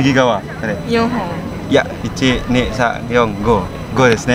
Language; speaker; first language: Japanese; non-native, learner; Indonesian